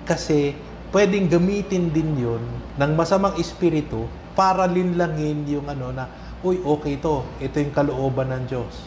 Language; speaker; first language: Filipino; native; Filipino